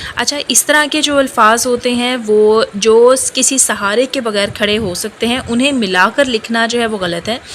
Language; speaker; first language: Urdu; native; Urdu